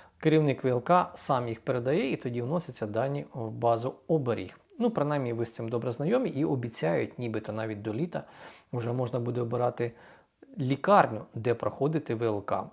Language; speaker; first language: Ukrainian; native; Ukrainian